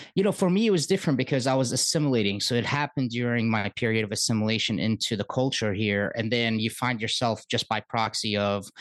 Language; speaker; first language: English; early bilingual, other home language; Arabic